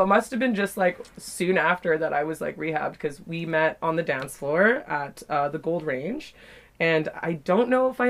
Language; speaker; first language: English; native; English